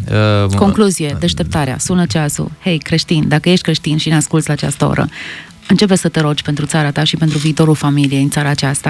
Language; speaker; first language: Romanian; native; Romanian